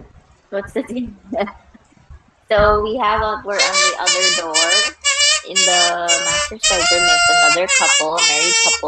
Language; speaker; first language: English; non-native, local second language; Filipino